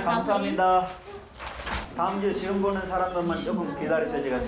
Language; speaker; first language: Korean; non-native, fluent; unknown